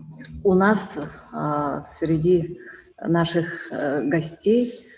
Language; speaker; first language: Russian; native; Russian